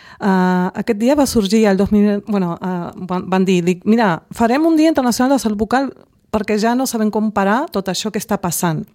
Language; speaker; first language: Catalan; non-native, local second language; Spanish